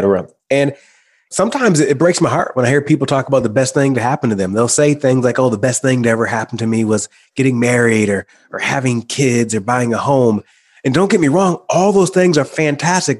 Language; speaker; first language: English; native; English